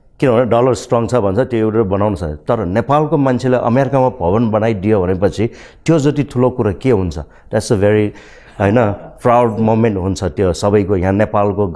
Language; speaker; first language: Nepali; non-native, local second language; Newari